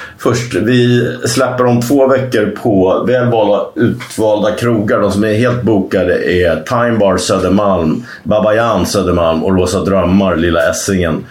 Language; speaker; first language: Swedish; native; Swedish